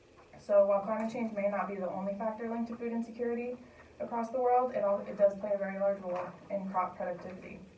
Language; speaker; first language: English; native; English